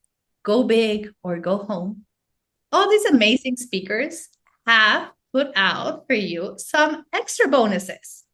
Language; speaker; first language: English; non-native, fluent; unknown